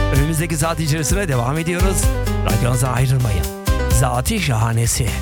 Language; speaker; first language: Turkish; early bilingual, heritage; Turkish